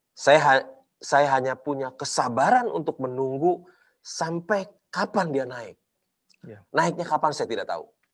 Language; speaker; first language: Indonesian; native; Indonesian